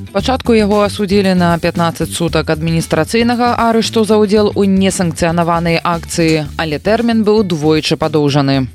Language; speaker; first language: Belarusian; native; Belarusian